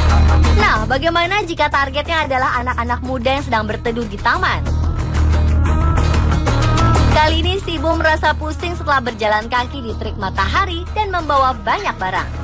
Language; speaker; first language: Indonesian; native; Indonesian